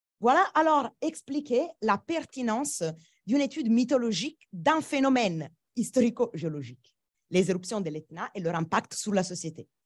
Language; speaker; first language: French; non-native, fluent; Italian